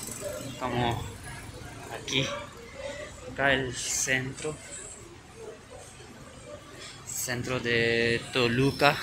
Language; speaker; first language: Spanish; non-native, learner; Urdu